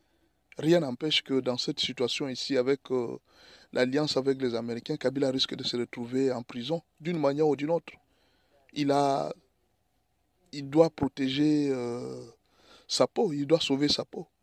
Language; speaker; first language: French; non-native, local second language; Lingala